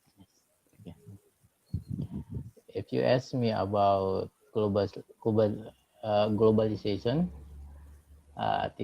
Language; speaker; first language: English; non-native, learner; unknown